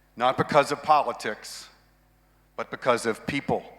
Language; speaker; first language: English; native; English